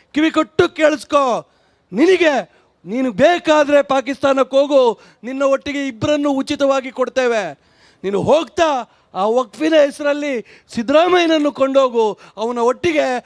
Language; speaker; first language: Kannada; native; Kannada